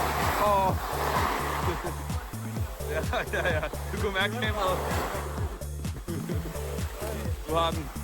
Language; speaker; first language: Danish; native; Danish